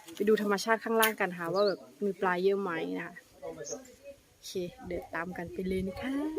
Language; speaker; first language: Thai; non-native, local second language; Karen languages